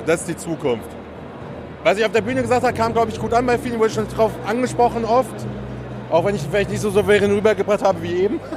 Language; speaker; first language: German; native; German